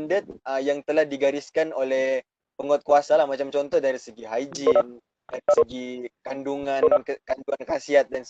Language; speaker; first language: Malay; native; Malay